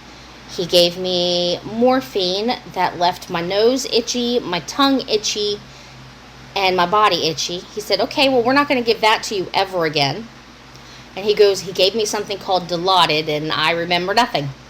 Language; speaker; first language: English; native; English